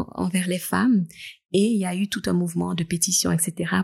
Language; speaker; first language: French; native; French